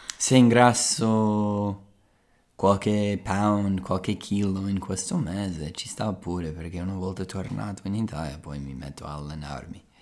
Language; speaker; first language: Italian; non-native, fluent; English